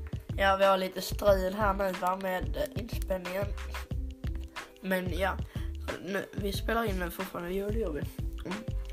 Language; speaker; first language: Swedish; native; Swedish